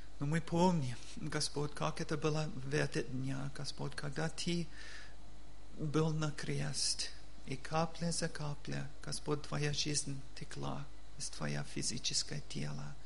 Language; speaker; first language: Russian; non-native, learner; English